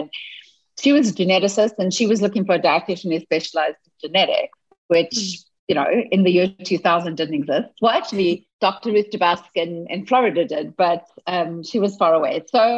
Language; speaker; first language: English; native; English